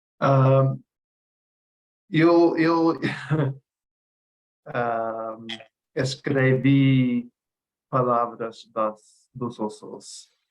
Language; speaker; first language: Portuguese; non-native, learner; English